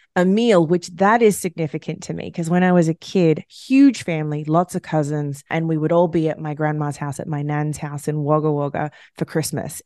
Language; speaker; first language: English; native; English